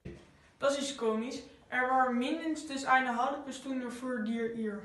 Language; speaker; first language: German; non-native, learner; Dutch